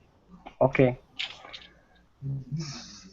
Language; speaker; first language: English; non-native, learner; Portuguese